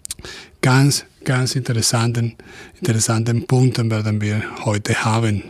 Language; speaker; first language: German; non-native, fluent; Spanish